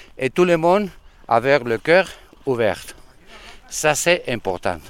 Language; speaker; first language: French; non-native, learner; Basque